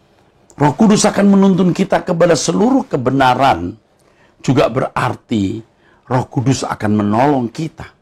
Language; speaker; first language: Indonesian; native; Indonesian